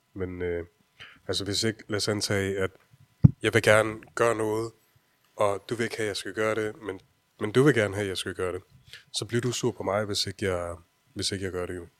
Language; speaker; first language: Danish; early bilingual, other home language; Urdu